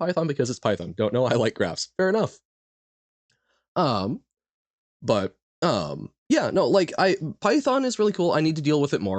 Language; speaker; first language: English; native; English